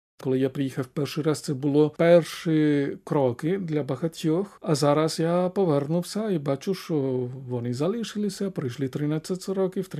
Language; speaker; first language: Ukrainian; non-native, fluent; Spanish